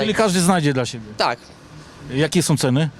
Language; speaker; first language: Polish; native; Polish